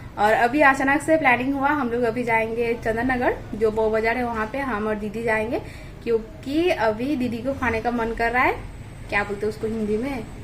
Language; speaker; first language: Hindi; non-native, local second language; Bangla